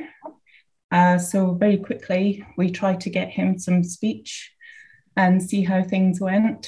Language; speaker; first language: English; native; English